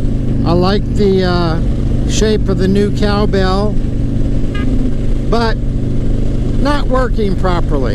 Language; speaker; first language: English; native; English